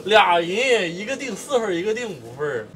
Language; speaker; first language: Chinese; native; Chinese